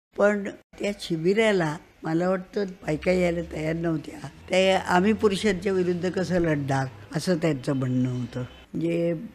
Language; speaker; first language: Marathi; native; Marathi